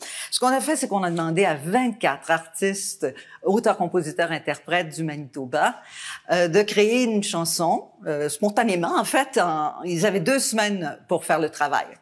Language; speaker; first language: French; native; French